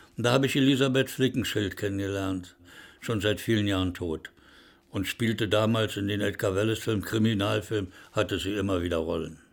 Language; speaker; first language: German; native; German